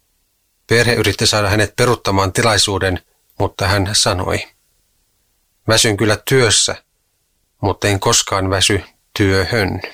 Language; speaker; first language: Finnish; native; Finnish